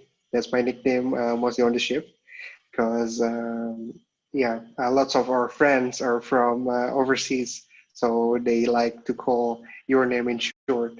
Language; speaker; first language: English; non-native, local second language; Indonesian